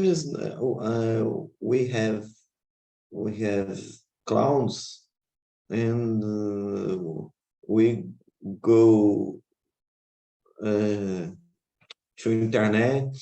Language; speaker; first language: English; non-native, learner; Portuguese